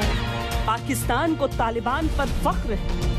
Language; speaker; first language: Hindi; native; Hindi